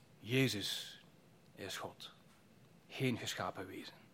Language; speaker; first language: Dutch; native; Dutch